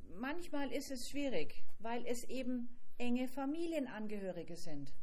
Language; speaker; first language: German; native; German